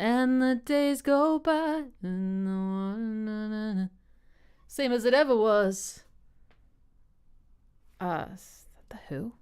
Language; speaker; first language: English; native; English